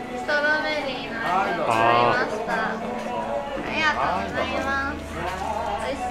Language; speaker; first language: Japanese; native; Japanese